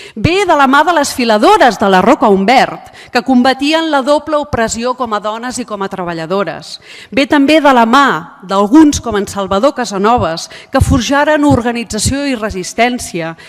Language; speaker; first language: Catalan; non-native, local second language; Spanish